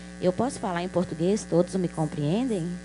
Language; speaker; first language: Portuguese; non-native, local second language; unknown